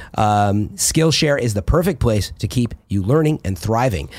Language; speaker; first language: English; early bilingual, other home language; Italian